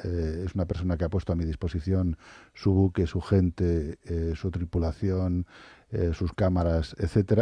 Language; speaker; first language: Spanish; native; Spanish